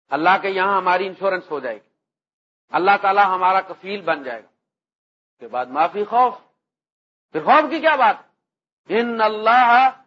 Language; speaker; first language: Urdu; non-native, local second language; Punjabi